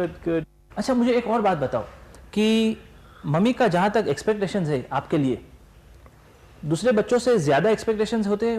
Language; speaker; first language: Hindi; native; Hindi